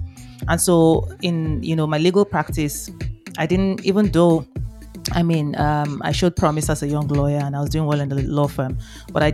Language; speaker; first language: English; non-native, local second language; Yoruba